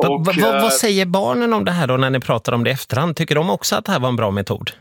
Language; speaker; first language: Swedish; native; Swedish